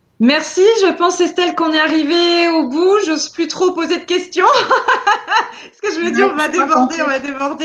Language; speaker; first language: French; native; French